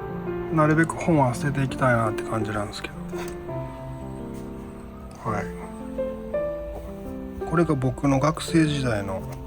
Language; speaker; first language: Japanese; native; Japanese